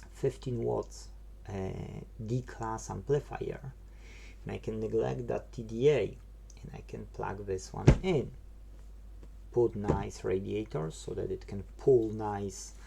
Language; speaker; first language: English; non-native, fluent; Polish